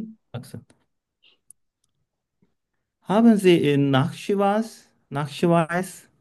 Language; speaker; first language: German; non-native, learner; Turkish